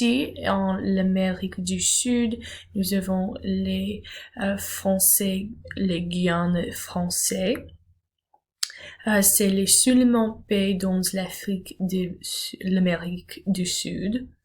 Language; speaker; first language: French; non-native, learner; English